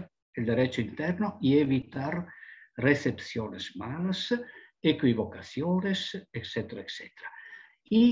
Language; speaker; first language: Spanish; non-native, fluent; Italian